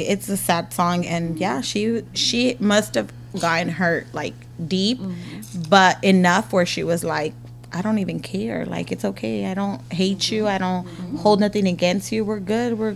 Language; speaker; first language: English; native; English